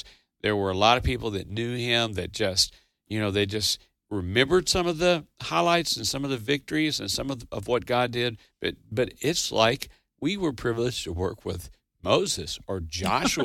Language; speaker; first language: English; native; English